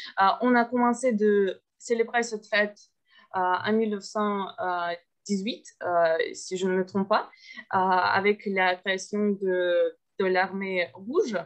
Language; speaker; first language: French; non-native, fluent; Russian